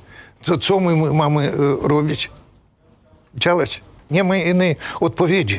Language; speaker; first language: Polish; non-native, fluent; Russian